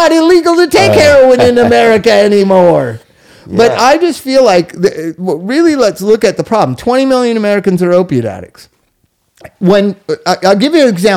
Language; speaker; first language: English; native; English